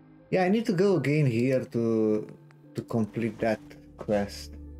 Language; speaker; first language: English; non-native, fluent; Romanian